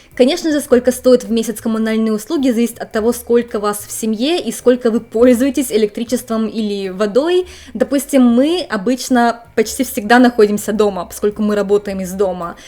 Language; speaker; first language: Russian; native; Russian